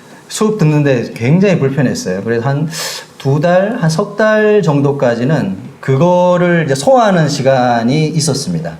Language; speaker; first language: Korean; native; Korean